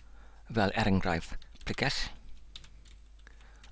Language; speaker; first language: Welsh; non-native, learner; English